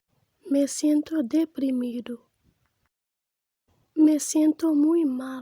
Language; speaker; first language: Spanish; non-native, fluent; Haitian Creole